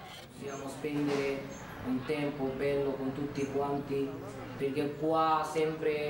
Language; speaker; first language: Italian; non-native, learner; Bangla